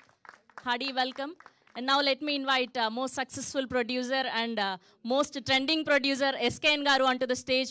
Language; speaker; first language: Telugu; native; Telugu